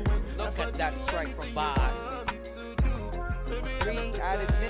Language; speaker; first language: English; non-native, local second language; Filipino